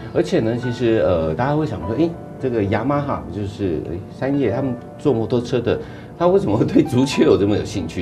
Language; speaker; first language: Chinese; native; Chinese